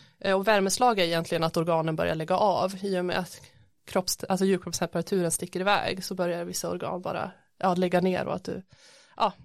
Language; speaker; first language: Swedish; native; Swedish